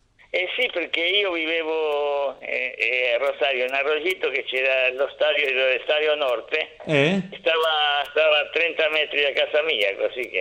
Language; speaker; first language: Italian; non-native, fluent; Spanish